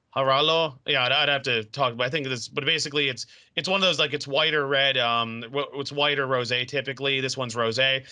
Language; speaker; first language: English; native; English